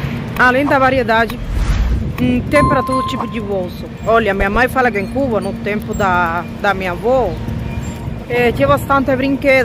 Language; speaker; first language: Portuguese; non-native, fluent; Spanish